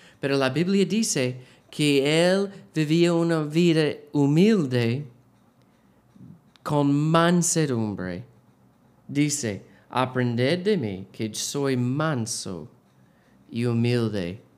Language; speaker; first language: Spanish; non-native, learner; English